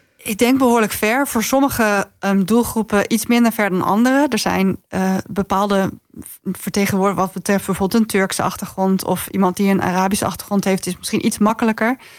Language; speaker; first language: Dutch; native; Dutch